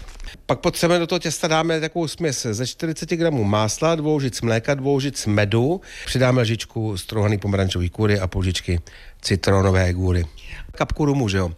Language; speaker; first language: Czech; native; Czech